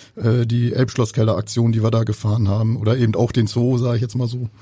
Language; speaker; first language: German; native; German